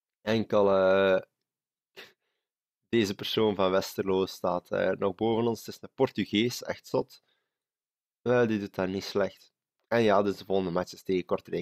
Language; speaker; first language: Dutch; native; Dutch